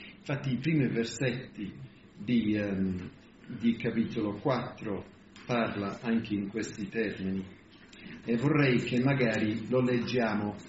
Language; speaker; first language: Italian; non-native, fluent; English